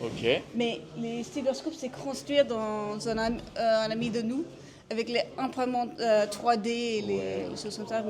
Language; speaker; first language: French; non-native, learner; English